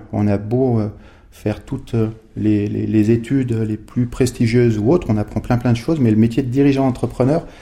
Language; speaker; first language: French; native; French